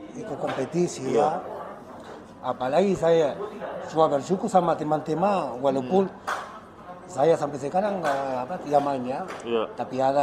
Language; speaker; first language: Indonesian; non-native, fluent; Spanish